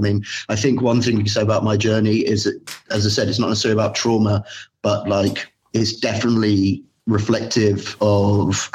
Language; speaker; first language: English; native; English